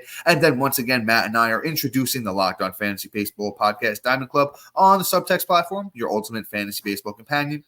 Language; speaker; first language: English; native; English